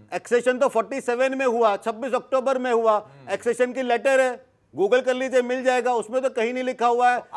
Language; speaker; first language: Hindi; native; Hindi